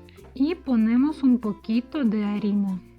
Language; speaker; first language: Spanish; non-native, fluent; Russian